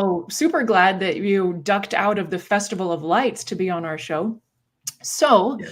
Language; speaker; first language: English; native; English